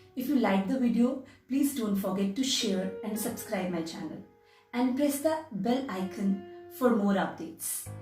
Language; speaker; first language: English; non-native, local second language; Hindi